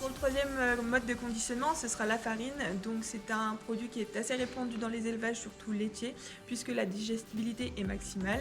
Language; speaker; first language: French; native; French